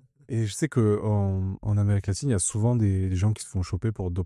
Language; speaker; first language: French; native; French